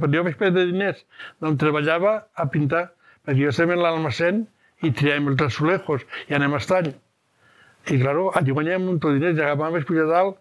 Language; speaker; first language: Catalan; native; Catalan